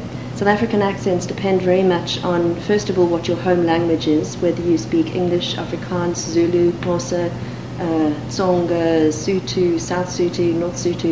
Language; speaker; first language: English; native; English